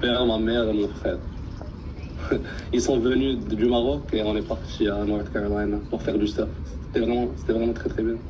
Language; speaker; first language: French; early bilingual, heritage; Arabic